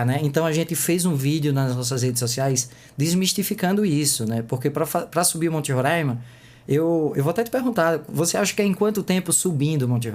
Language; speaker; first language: Portuguese; native; Portuguese